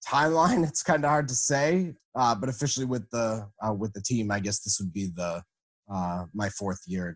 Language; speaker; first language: English; native; English